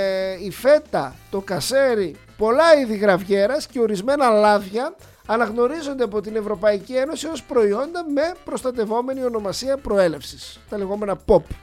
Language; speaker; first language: Greek; native; Greek